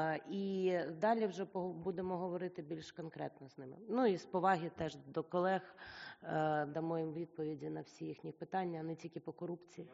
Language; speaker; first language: Ukrainian; native; Ukrainian